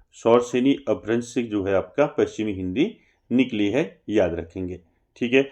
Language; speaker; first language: Hindi; native; Hindi